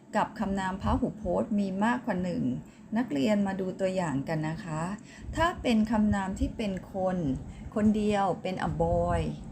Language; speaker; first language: Thai; native; Thai